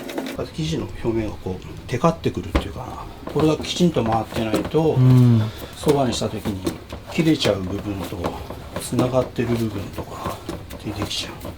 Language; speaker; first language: Japanese; native; Japanese